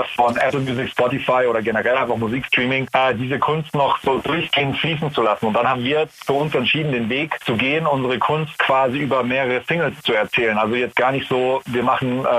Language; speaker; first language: German; native; German